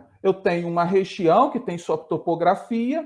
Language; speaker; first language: Portuguese; native; Portuguese